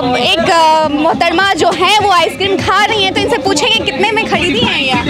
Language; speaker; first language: Hindi; native; Hindi